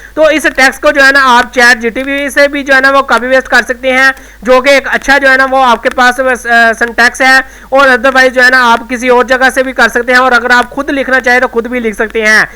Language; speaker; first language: Urdu; non-native, local second language; Punjabi